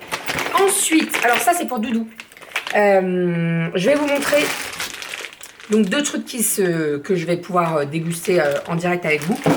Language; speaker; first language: French; native; French